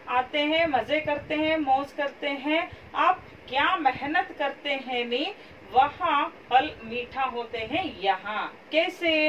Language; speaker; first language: Hindi; non-native, local second language; Kannada